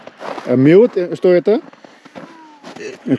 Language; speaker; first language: Russian; non-native, learner; Urdu